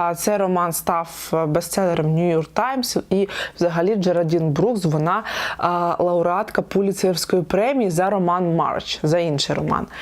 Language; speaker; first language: Ukrainian; native; Ukrainian